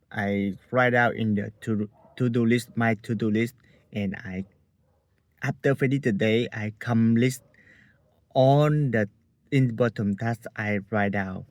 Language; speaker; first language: English; non-native, learner; Vietnamese